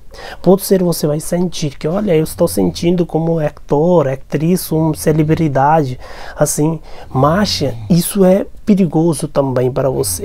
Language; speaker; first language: Portuguese; non-native, learner; Hindi